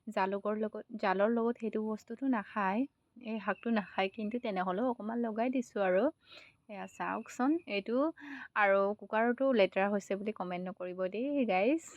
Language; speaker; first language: Assamese; native; Assamese